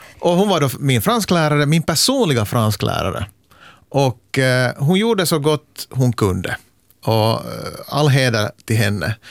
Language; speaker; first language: Swedish; native; Swedish